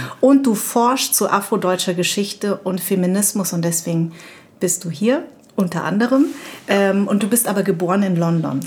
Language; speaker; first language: German; early bilingual, other home language; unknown